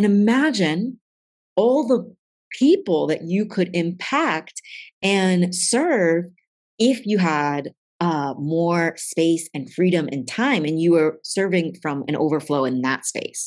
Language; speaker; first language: English; native; English